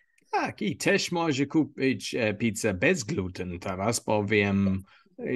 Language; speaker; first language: Polish; non-native, learner; English